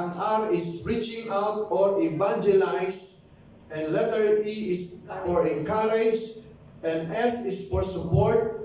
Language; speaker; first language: English; non-native, local second language; Filipino